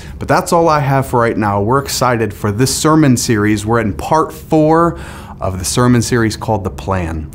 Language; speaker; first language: English; native; English